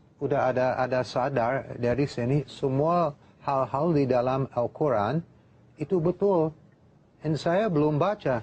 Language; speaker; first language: Indonesian; non-native, learner; English